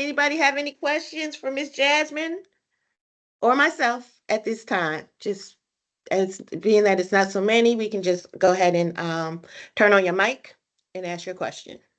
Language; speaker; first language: English; native; English